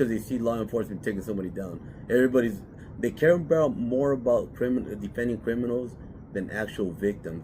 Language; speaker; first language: English; native; English